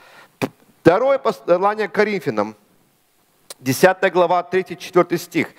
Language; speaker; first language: Russian; native; Russian